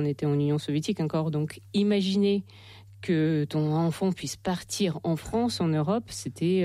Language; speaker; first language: French; non-native, fluent; Russian